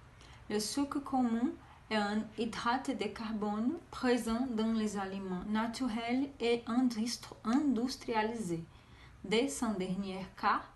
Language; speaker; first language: French; non-native, learner; Portuguese